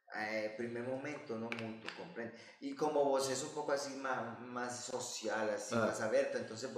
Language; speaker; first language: Portuguese; non-native, learner; Spanish